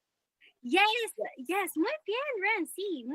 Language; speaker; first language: Spanish; non-native, fluent; English